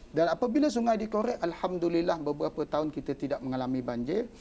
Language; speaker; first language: Malay; non-native, local second language; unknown